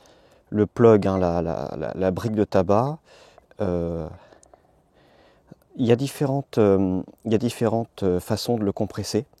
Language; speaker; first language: French; native; French